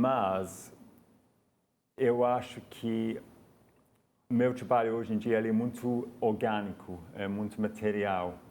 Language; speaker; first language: Portuguese; non-native, fluent; English